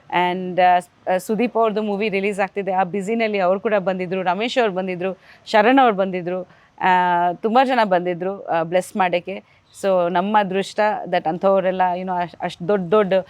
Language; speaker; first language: Kannada; non-native, fluent; Bangla